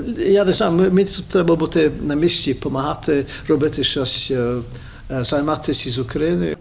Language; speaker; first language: Ukrainian; early bilingual, heritage; Ukrainian